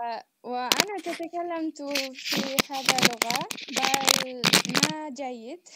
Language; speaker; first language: Arabic; non-native, learner; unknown